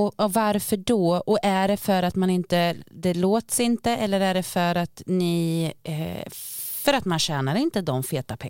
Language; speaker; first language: Swedish; native; Swedish